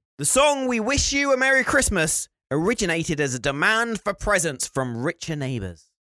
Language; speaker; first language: English; native; English